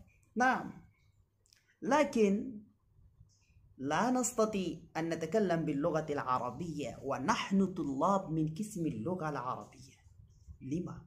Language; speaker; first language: Arabic; non-native, learner; Bangla